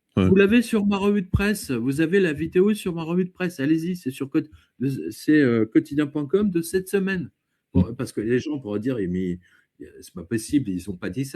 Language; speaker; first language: French; native; French